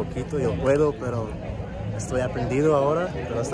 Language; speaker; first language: Spanish; non-native, learner; English